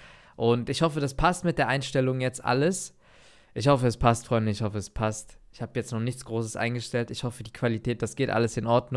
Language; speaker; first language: German; native; German